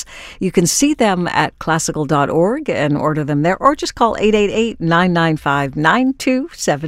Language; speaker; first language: English; native; English